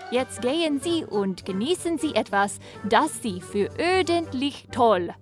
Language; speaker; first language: German; non-native, learner; English